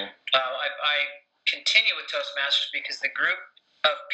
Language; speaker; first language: English; native; English